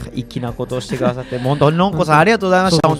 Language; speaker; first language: Japanese; native; Japanese